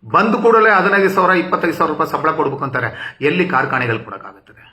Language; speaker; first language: Kannada; non-native, local second language; Tamil